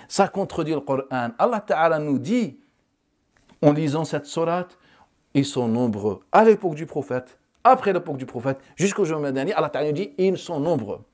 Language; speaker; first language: French; non-native, local second language; Wolof